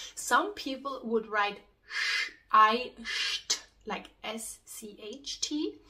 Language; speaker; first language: English; non-native, fluent; Swiss German